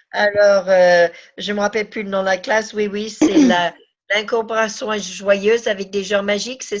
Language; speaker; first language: French; native; French